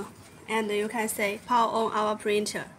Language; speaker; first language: English; non-native, learner; Chinese